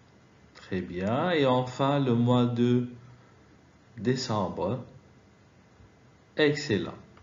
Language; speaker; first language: French; non-native, fluent; Arabic